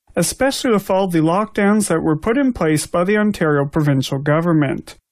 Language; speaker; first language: English; native; English